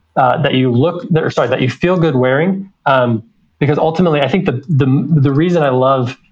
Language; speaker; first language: English; native; English